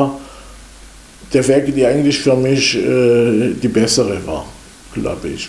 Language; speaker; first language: German; non-native, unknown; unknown